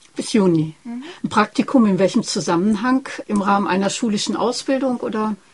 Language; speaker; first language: German; native; German